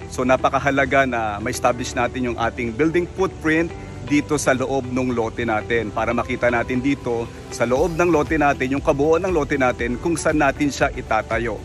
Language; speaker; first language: Filipino; native; Filipino